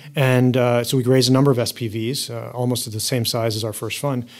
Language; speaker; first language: English; native; English